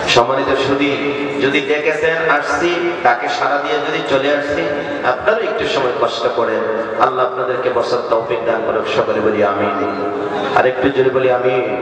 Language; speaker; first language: Bangla; non-native, local second language; Assamese